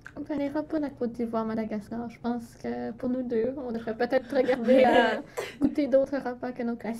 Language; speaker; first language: French; native; French